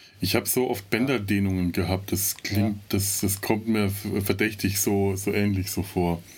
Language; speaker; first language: German; native; German